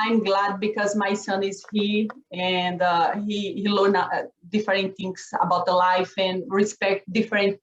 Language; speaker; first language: English; non-native, learner; Portuguese